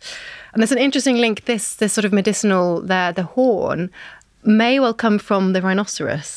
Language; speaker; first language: English; non-native, fluent; Norwegian